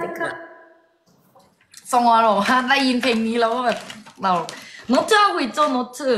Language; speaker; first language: Korean; non-native, fluent; Thai